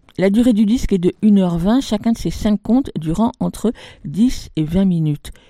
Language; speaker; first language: French; native; French